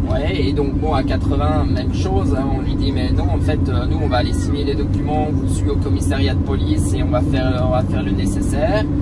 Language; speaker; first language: French; native; French